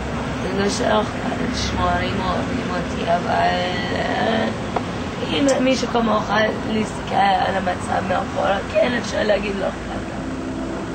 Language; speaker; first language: Hebrew; non-native, fluent; English